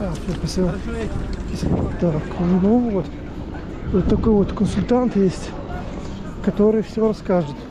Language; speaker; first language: Russian; native; Russian